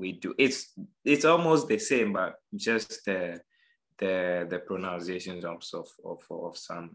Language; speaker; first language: English; non-native, local second language; Akan